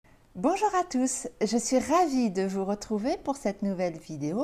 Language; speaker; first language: French; native; French